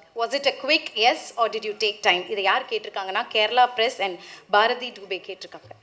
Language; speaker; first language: Tamil; native; Tamil